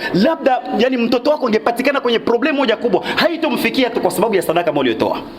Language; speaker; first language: Swahili; native; Swahili